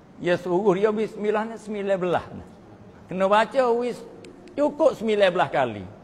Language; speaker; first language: Malay; native; Malay